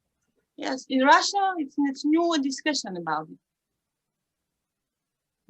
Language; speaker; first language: English; non-native, learner; Russian